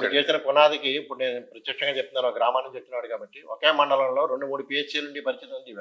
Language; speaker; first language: Telugu; native; Telugu